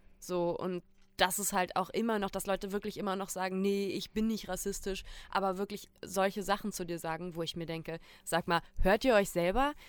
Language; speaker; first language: German; native; German